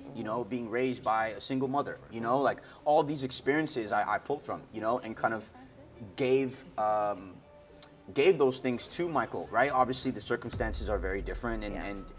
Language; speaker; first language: English; native; English